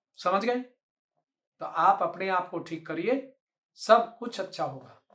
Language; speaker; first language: Hindi; native; Hindi